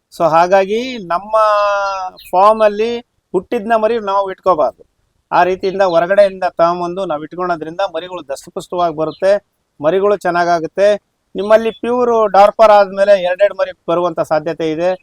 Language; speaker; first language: Kannada; native; Kannada